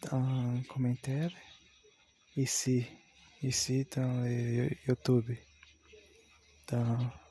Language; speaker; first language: French; non-native, learner; Portuguese